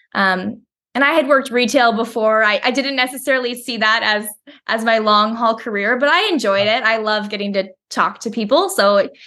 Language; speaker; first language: English; native; English